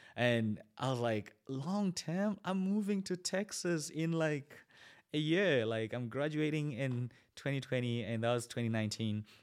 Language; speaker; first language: English; non-native, local second language; Shona